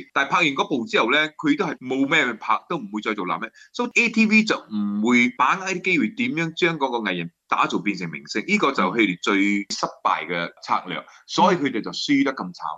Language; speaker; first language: Cantonese; native; Cantonese